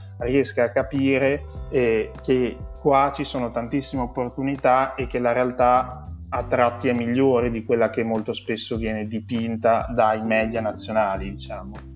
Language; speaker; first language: Italian; native; Italian